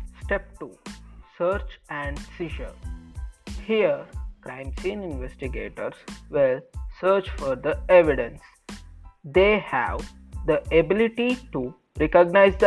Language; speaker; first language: English; non-native, local second language; Telugu